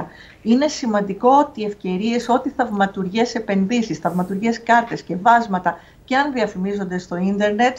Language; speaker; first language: Greek; native; Greek